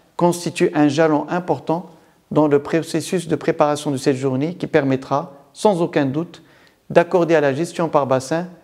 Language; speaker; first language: French; non-native, local second language; Arabic